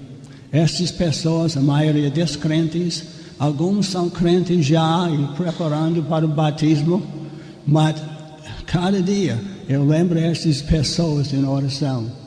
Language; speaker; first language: Portuguese; non-native, fluent; English